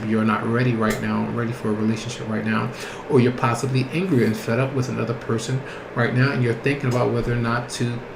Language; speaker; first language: English; native; English